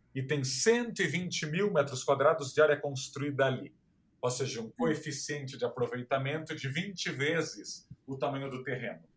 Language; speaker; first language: Portuguese; native; Portuguese